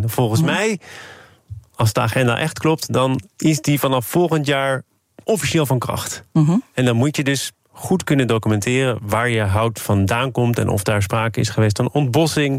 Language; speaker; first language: Dutch; native; Dutch